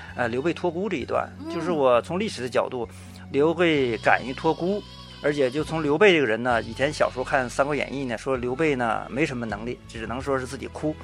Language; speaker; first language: Chinese; native; Chinese